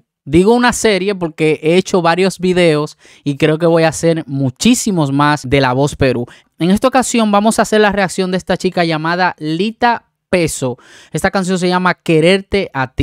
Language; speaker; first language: Spanish; native; Spanish